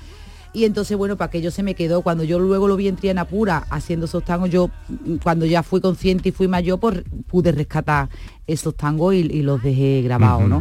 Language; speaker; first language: Spanish; native; Spanish